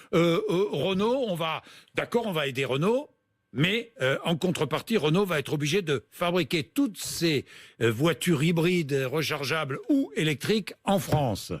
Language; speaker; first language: French; native; French